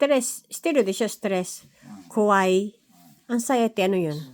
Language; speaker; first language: Japanese; non-native, learner; Filipino